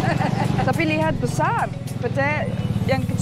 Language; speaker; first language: Indonesian; non-native, learner; German